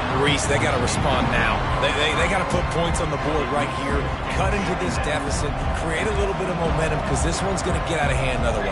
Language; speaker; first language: English; native; English